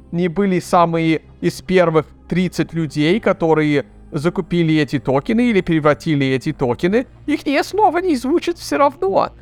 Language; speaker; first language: Russian; early bilingual, heritage; Russian